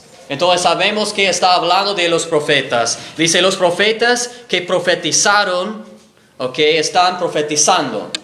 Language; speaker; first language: Spanish; non-native, fluent; English